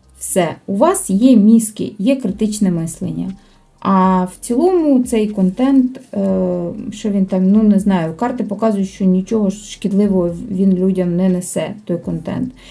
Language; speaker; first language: Ukrainian; non-native, local second language; Russian